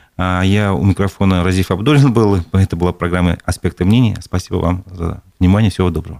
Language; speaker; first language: Russian; native; Russian